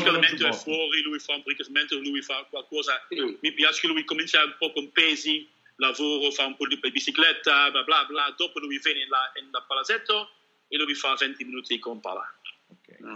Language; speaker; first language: Italian; non-native, learner; Dutch